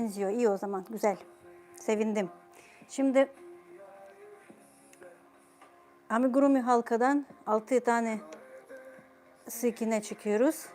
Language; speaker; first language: Turkish; non-native, fluent; Ukrainian